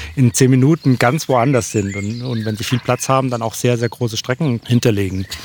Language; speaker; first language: German; native; German